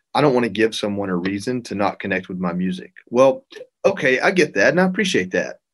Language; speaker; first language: English; native; English